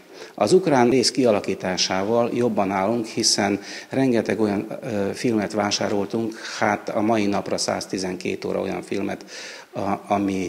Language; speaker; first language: Hungarian; native; Hungarian